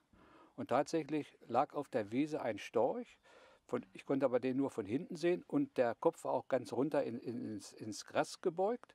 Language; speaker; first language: German; native; German